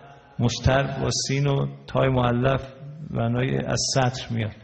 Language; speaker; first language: Persian; native; Persian